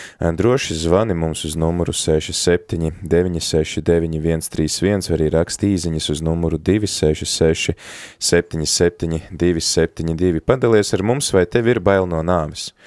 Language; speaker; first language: Latvian; native; Latvian